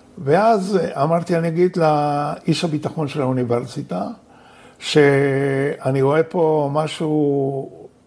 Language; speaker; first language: Hebrew; non-native, fluent; Spanish